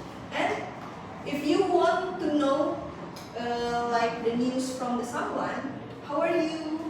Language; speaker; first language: English; non-native, fluent; Indonesian